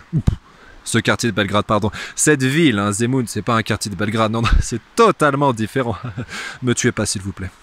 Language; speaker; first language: French; native; French